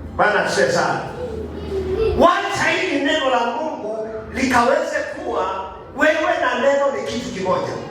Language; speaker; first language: Swahili; non-native, local second language; Kikuyu